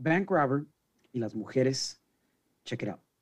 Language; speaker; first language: Spanish; early bilingual, heritage; Spanish